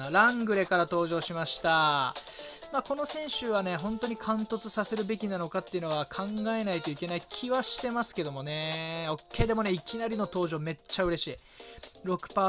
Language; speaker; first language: Japanese; native; Japanese